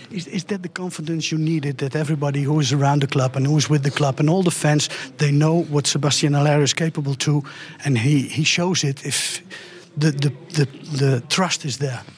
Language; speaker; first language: English; non-native, fluent; Dutch